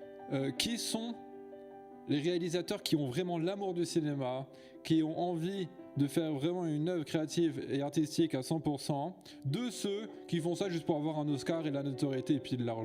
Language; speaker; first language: French; native; French